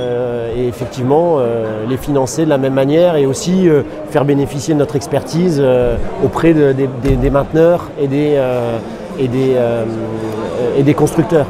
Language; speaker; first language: French; native; French